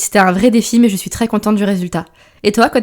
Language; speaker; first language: French; native; French